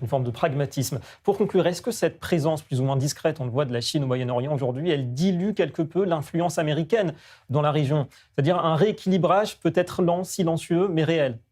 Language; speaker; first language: French; native; French